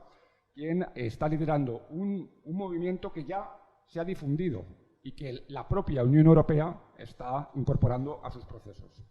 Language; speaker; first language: Spanish; native; Spanish